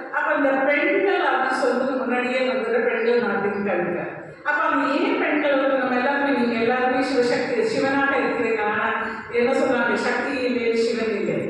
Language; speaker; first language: Tamil; non-native, local second language; Malayalam